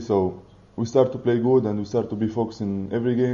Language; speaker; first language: English; non-native, fluent; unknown